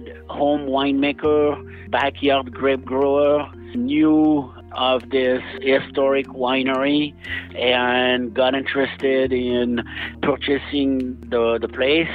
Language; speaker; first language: English; non-native, fluent; French